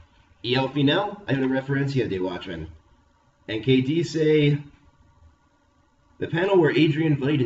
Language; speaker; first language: Spanish; non-native, fluent; English